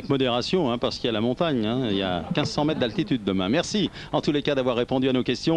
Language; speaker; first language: French; native; French